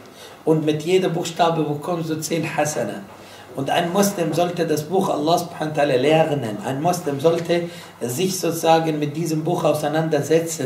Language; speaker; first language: German; non-native, fluent; Arabic